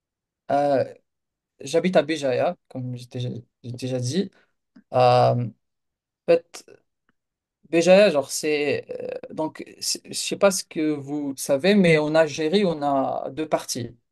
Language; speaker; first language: French; non-native, local second language; Kabyle